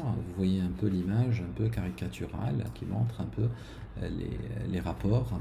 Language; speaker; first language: French; non-native, local second language; Arabic